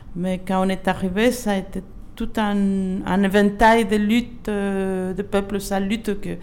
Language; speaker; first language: French; non-native, fluent; Spanish